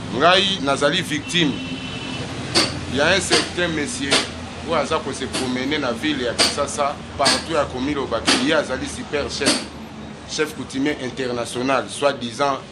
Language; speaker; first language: Lingala; non-native, local second language; Mongo